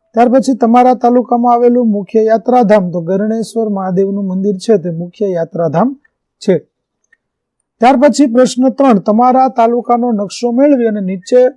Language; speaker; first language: Gujarati; native; Gujarati